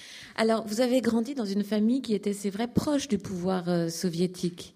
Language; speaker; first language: French; native; French